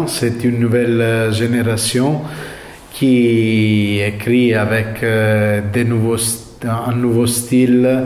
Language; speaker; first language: French; non-native, fluent; Italian